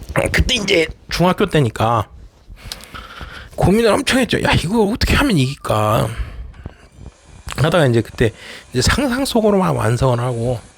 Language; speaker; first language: Korean; native; Korean